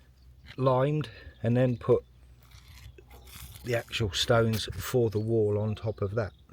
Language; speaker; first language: English; native; English